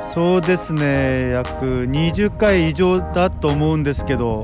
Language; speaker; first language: Japanese; non-native, fluent; Korean